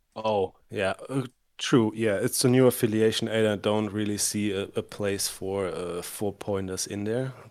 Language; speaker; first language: English; non-native, fluent; German